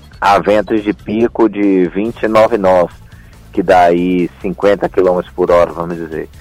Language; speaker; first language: Portuguese; native; Portuguese